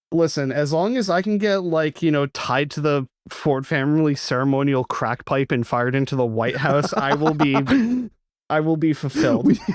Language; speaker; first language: English; native; English